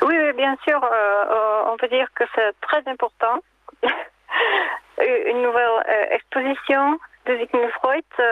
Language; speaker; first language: French; non-native, learner; Czech